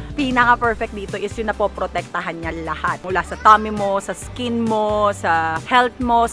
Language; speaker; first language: Filipino; native; Filipino